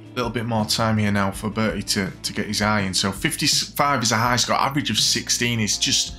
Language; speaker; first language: English; native; English